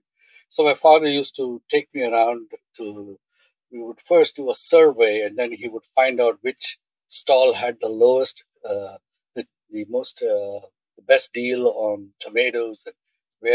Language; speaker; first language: English; non-native, local second language; Tamil